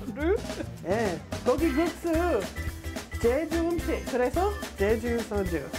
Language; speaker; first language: Korean; non-native, learner; English